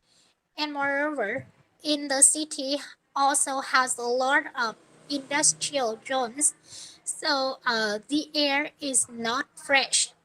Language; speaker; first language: English; non-native, learner; Vietnamese